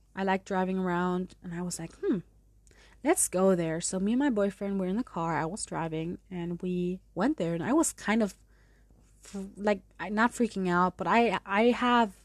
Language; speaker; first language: English; non-native, fluent; German